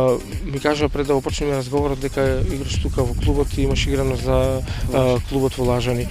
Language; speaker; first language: Macedonian; native; Macedonian